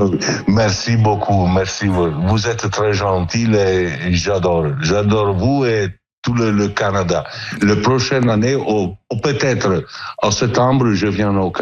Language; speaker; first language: French; non-native, learner; Italian